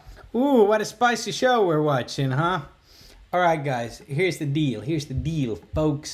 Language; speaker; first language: English; native; English